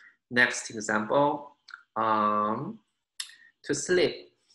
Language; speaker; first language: English; non-native, fluent; Korean